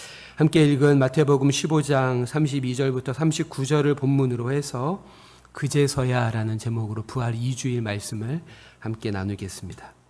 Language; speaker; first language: Korean; native; Korean